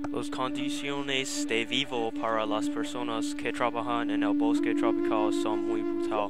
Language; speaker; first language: Spanish; non-native, learner; English